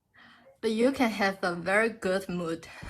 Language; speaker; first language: English; non-native, learner; Chinese